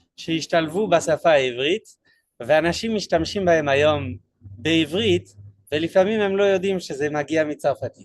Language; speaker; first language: Hebrew; non-native, fluent; French